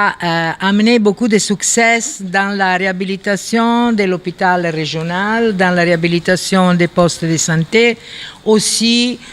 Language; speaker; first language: French; non-native, fluent; Italian